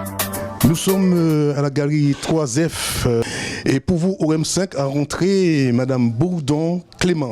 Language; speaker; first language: French; native; French